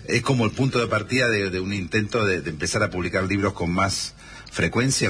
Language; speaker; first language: Spanish; native; Spanish